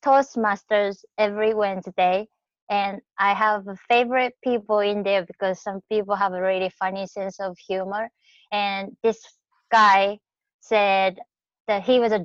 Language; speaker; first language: English; non-native, fluent; Japanese